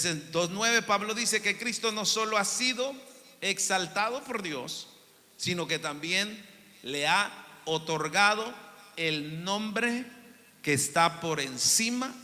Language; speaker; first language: Spanish; native; Spanish